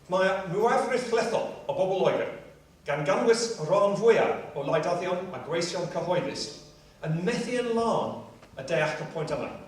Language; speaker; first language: Welsh; non-native, local second language; English